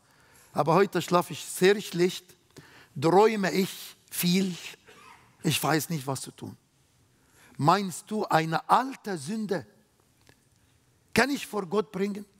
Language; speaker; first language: German; non-native, fluent; Arabic